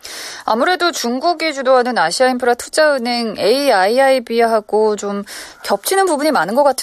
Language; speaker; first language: Korean; native; Korean